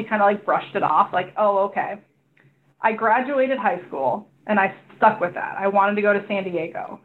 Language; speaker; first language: English; native; English